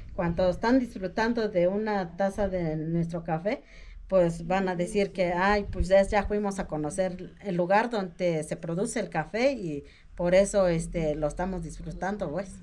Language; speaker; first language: Spanish; non-native, local second language; Mixtepec Mixtec